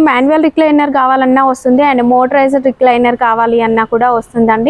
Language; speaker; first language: Telugu; native; Telugu